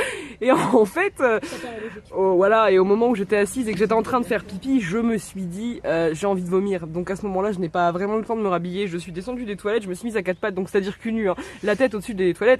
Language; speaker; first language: French; native; French